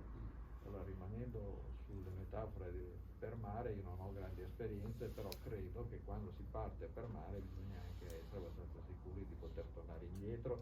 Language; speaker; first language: Italian; native; Italian